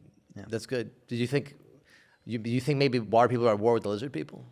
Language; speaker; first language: English; native; English